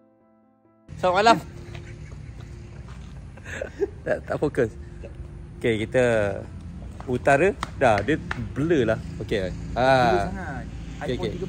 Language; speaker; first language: Malay; native; Malay